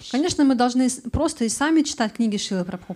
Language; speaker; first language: Russian; native; Russian